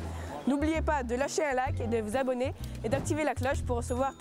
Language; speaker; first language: French; native; French